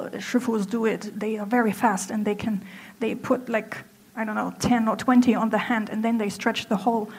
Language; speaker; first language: English; non-native, fluent; German